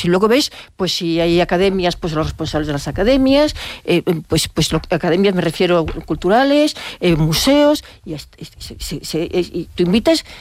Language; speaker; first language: Spanish; native; Spanish